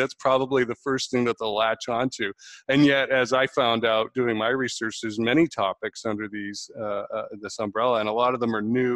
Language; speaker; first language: English; native; English